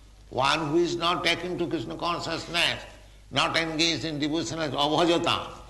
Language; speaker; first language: English; non-native, local second language; Bangla